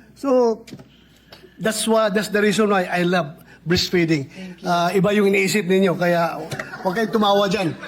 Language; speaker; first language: Filipino; non-native, local second language; Cebuano